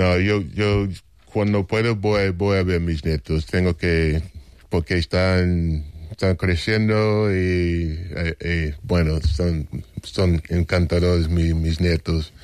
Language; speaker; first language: Spanish; non-native, fluent; English